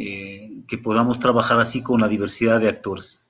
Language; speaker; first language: Spanish; native; Spanish